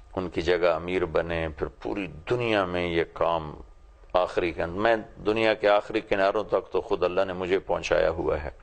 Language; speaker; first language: Urdu; non-native, local second language; Punjabi